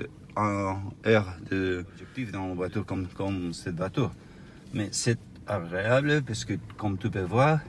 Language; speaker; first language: French; non-native, learner; Spanish